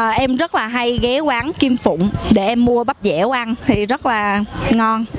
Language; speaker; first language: Vietnamese; early bilingual, heritage; Vietnamese